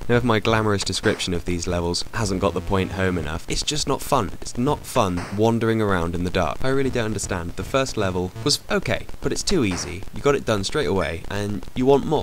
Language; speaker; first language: English; native; English